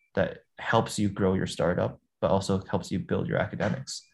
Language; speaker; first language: English; native; English